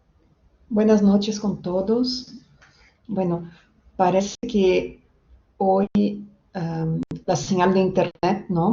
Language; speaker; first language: Spanish; non-native, fluent; Portuguese